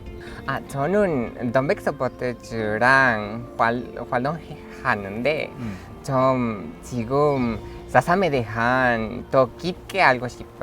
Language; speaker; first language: Korean; non-native, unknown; Spanish